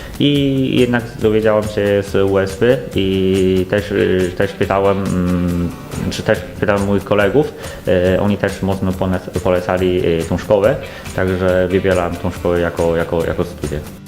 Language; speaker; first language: Polish; non-native, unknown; Chinese